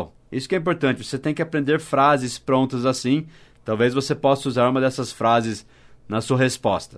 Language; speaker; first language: Portuguese; non-native, fluent; English